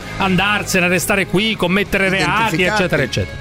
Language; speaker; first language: Italian; native; Italian